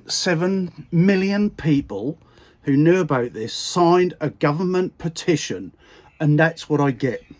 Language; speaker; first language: English; native; English